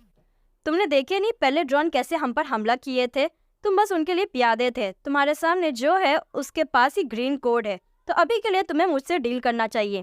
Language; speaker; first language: Hindi; native; Hindi